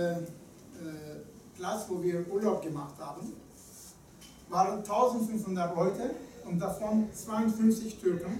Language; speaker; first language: German; non-native, fluent; Turkish